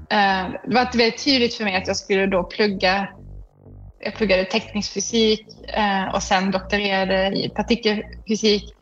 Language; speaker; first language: Swedish; native; Swedish